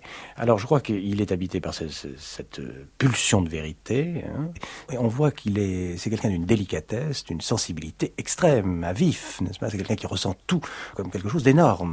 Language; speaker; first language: French; native; French